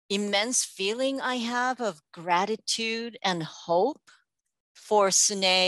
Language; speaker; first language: English; non-native, local second language; Japanese